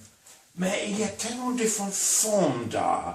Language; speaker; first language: French; non-native, fluent; English